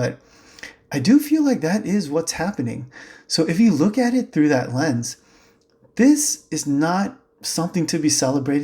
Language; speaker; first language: English; native; English